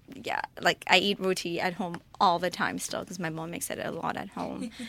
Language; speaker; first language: English; non-native, fluent; Morisyen